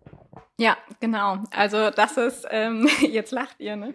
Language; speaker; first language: German; native; German